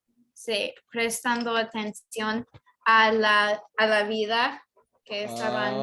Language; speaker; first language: Spanish; non-native, learner; English